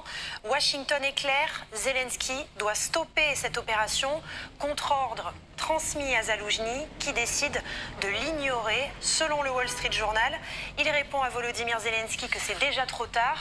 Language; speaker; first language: French; native; French